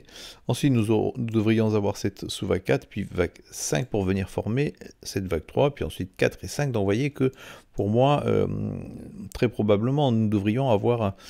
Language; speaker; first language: French; native; French